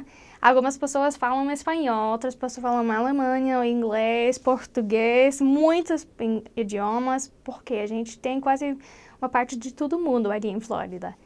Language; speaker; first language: Portuguese; non-native, learner; English